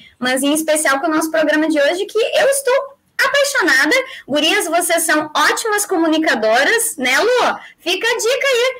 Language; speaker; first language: Portuguese; native; Portuguese